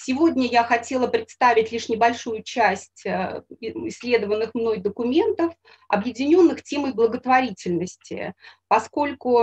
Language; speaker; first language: Russian; native; Russian